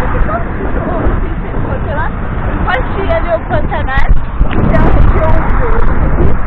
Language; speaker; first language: French; non-native, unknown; Portuguese